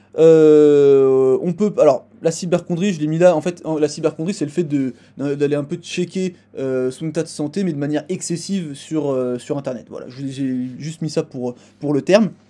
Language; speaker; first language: French; native; French